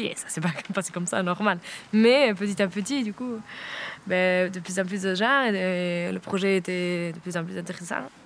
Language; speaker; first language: French; non-native, fluent; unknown